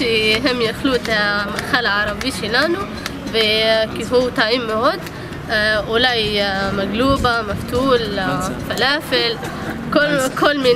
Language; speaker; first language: Hebrew; non-native, local second language; Arabic